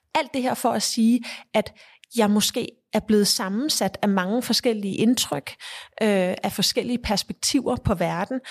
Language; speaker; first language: Danish; early bilingual, heritage; Danish